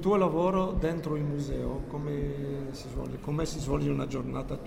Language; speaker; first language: Italian; non-native, fluent; French